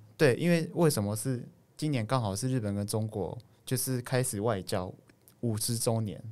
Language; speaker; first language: Chinese; non-native, fluent; Japanese